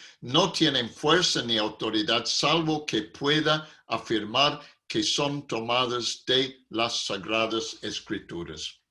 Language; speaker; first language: Spanish; non-native, fluent; English